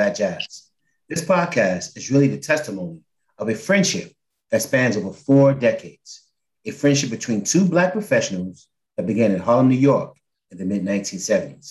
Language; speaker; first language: English; native; English